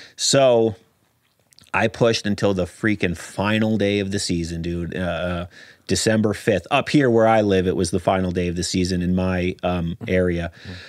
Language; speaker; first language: English; native; English